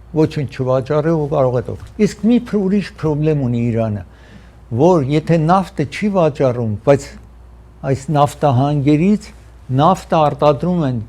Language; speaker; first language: Armenian; early bilingual, heritage; Armenian